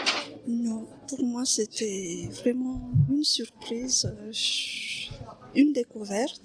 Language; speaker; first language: French; non-native, local second language; Malagasy